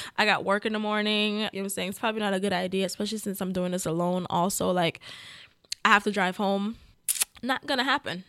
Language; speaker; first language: English; native; English